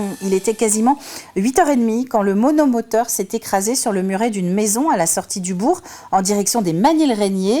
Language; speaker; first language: French; native; French